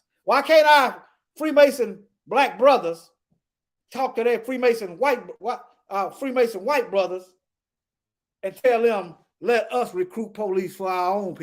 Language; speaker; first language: English; native; English